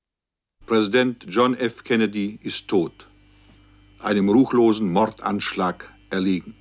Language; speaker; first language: German; native; German